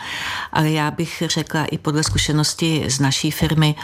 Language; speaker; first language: Czech; native; Czech